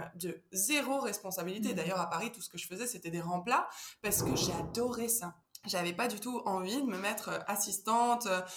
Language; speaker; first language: French; early bilingual, heritage; Spanish